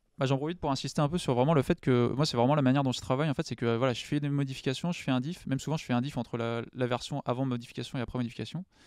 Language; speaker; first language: French; native; French